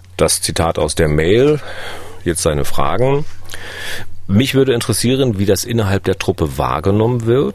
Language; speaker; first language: German; native; German